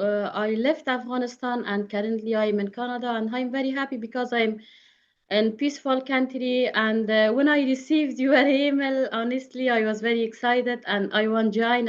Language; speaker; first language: English; non-native, learner; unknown